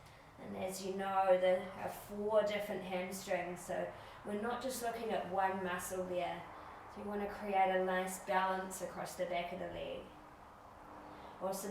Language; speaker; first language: English; native; English